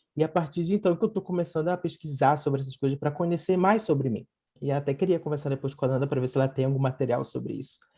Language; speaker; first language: Portuguese; native; Portuguese